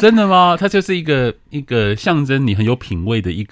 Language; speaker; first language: Chinese; native; Chinese